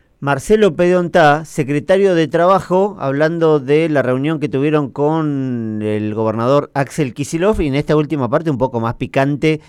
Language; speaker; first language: Spanish; native; Spanish